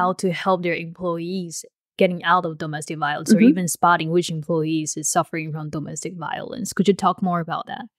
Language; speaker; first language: English; non-native, fluent; Chinese